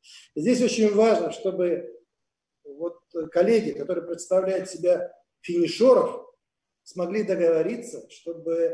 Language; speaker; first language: Russian; native; Russian